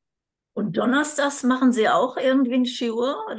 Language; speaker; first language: German; native; German